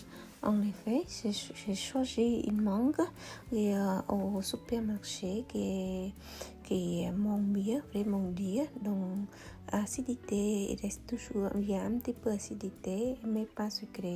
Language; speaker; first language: French; non-native, fluent; Khmer